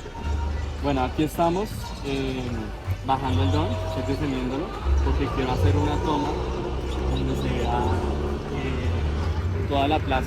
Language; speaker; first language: Spanish; native; Spanish